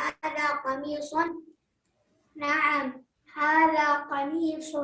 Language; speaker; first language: Arabic; non-native, learner; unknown